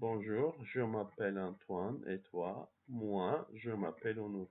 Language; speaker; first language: French; non-native, learner; Turkish